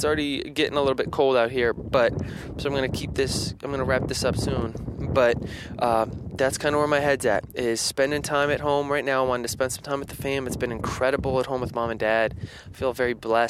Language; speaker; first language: English; native; English